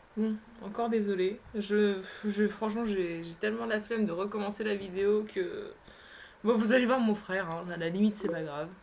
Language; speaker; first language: French; early bilingual, other home language; Polish